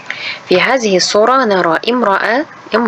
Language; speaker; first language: Arabic; non-native, fluent; Uzbek